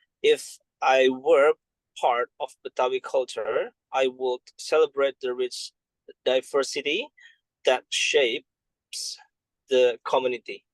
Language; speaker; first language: English; non-native, learner; Indonesian